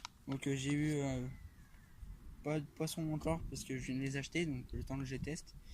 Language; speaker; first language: French; native; French